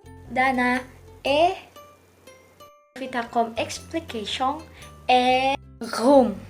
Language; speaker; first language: French; non-native, learner; Indonesian